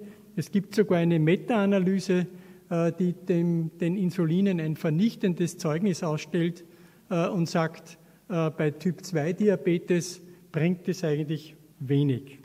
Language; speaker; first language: German; native; German